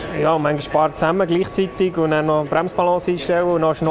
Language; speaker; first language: German; native; German